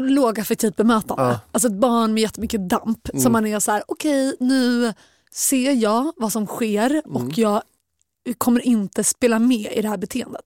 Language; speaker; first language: Swedish; native; Swedish